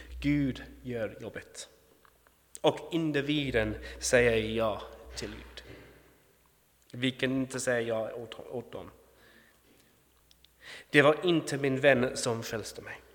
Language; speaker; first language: Swedish; non-native, fluent; English